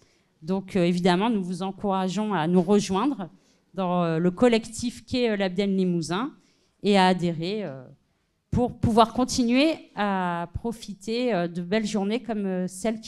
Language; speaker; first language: French; native; French